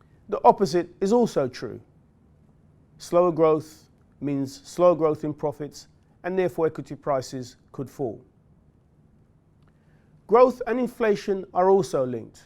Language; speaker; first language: English; native; English